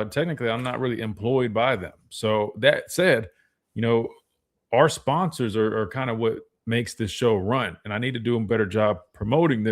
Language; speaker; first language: English; native; English